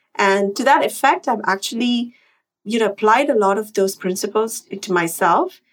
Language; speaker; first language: English; non-native, local second language; Tamil